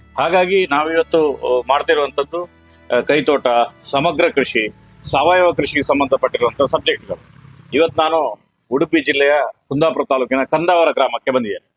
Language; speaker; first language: Kannada; native; Kannada